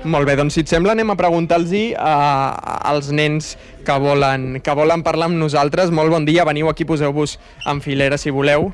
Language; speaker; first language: Catalan; native; Catalan